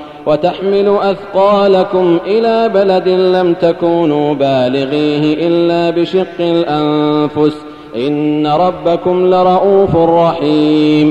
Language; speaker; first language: Arabic; native; Arabic